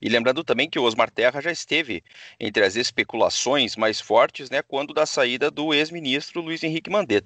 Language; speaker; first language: Portuguese; native; Portuguese